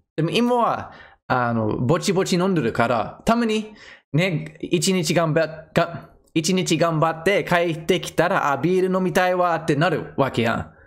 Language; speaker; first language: Japanese; non-native, fluent; English